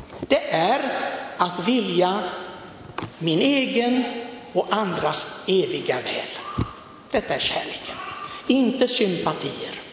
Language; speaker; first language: Swedish; non-native, fluent; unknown